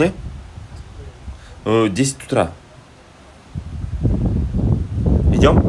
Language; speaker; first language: Russian; native; Russian